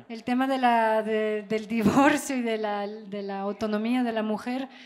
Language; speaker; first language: Spanish; non-native, fluent; French